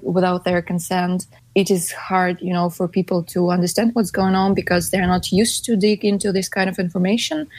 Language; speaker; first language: English; non-native, fluent; Russian